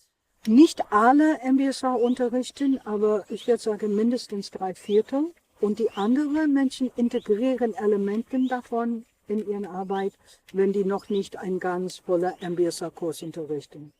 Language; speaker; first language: German; non-native, fluent; English